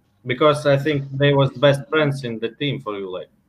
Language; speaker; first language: English; non-native, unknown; Latvian